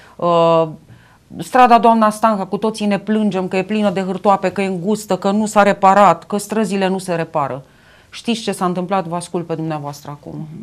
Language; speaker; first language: Romanian; native; Romanian